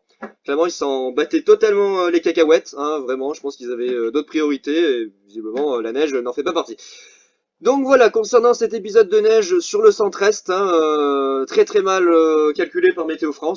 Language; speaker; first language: French; native; French